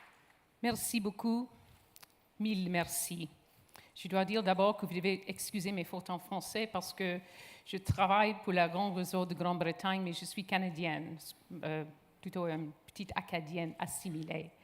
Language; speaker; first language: French; non-native, local second language; English